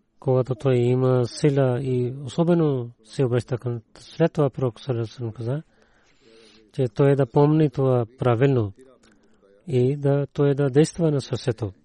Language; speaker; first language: Bulgarian; non-native, fluent; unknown